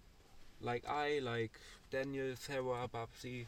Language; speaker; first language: English; non-native, learner; German